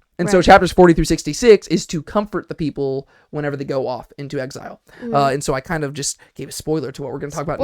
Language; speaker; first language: English; native; English